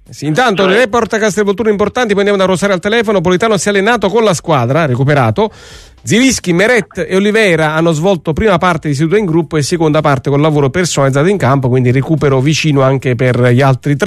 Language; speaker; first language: Italian; native; Italian